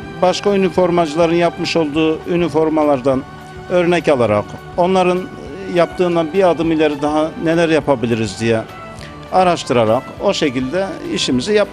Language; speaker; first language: Turkish; native; Turkish